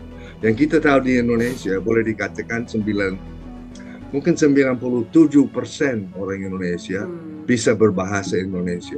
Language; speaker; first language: Indonesian; non-native, fluent; English